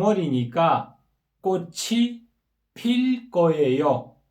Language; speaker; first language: Korean; non-native, fluent; Kyrgyz